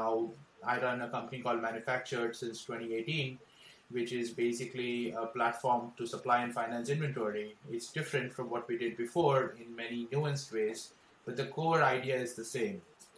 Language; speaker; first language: English; non-native, local second language; Hindi